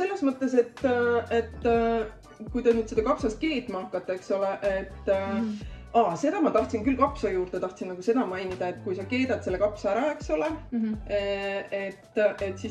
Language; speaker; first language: Estonian; native; Estonian